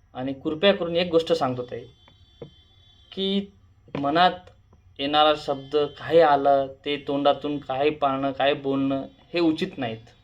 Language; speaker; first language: Marathi; non-native, local second language; Lambadi